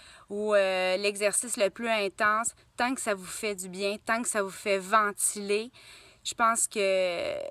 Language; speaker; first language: French; native; French